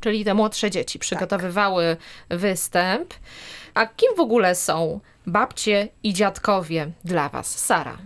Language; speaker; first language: Polish; native; Polish